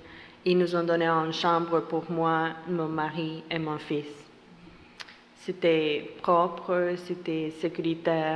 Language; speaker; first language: French; non-native, fluent; Spanish